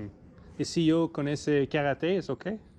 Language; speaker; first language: Spanish; non-native, learner; English